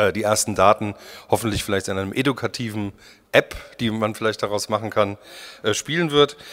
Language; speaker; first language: German; native; German